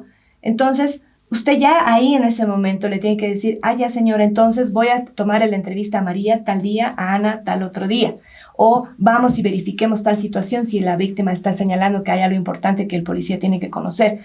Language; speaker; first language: Spanish; native; Spanish